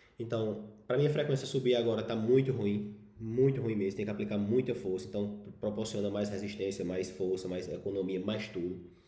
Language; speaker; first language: Portuguese; native; Portuguese